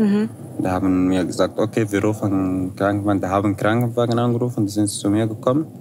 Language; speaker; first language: German; non-native, fluent; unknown